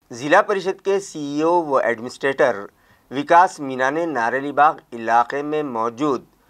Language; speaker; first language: Hindi; non-native, local second language; Urdu